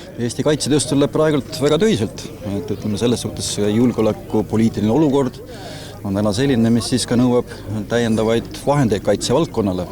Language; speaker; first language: Estonian; native; Estonian